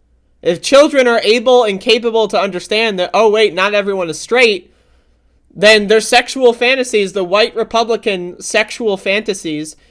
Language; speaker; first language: English; native; English